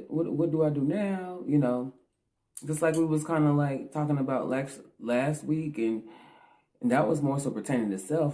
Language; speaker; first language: English; native; English